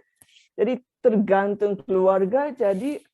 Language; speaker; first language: Indonesian; non-native, fluent; Japanese